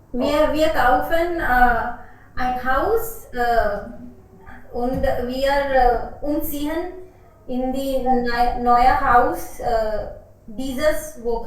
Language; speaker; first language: German; non-native, learner; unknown